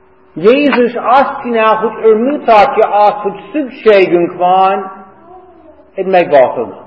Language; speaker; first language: Hungarian; non-native, fluent; English